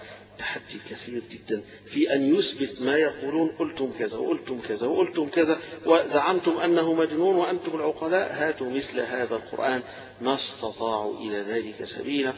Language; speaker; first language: Arabic; native; Arabic